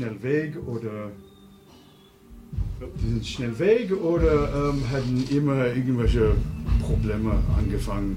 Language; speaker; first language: German; non-native, fluent; English